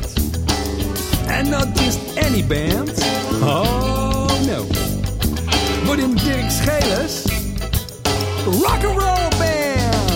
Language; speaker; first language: English; early bilingual, other home language; Haitian Creole